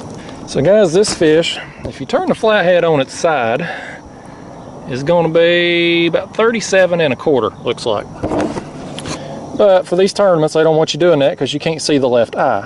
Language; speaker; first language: English; native; English